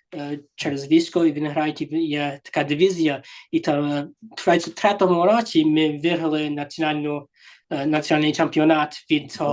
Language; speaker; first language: Ukrainian; early bilingual, heritage; English